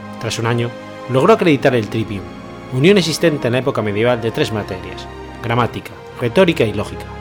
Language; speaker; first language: Spanish; native; Spanish